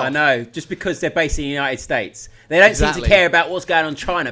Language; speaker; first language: English; native; English